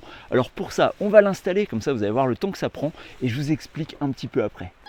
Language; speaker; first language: French; native; French